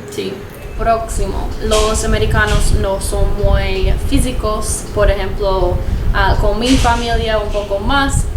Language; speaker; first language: Spanish; non-native, learner; English